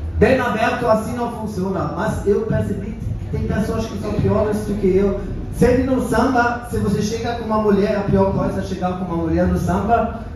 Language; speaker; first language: Portuguese; non-native, fluent; German